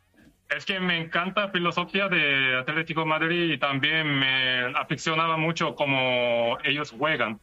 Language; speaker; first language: Spanish; non-native, learner; Korean